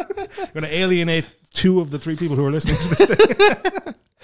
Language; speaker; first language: English; native; English